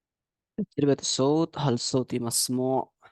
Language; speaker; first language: Arabic; non-native, fluent; Indonesian